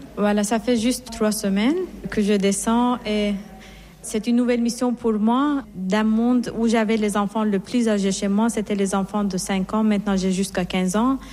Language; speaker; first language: French; non-native, fluent; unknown